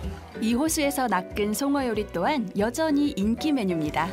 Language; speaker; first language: Korean; native; Korean